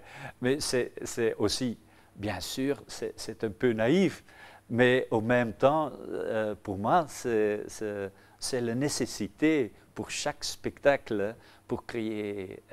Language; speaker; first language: French; non-native, local second language; Dutch